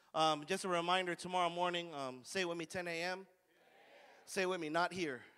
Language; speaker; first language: English; native; English